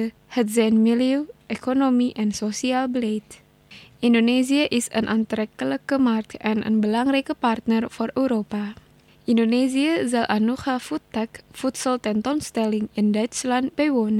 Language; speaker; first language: Dutch; non-native, learner; Indonesian